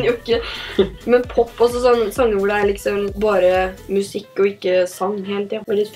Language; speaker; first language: Norwegian; native; Norwegian